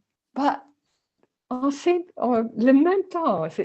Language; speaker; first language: French; non-native, learner; Dutch